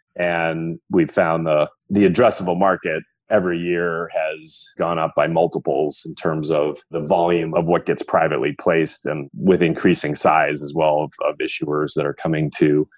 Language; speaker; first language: English; native; English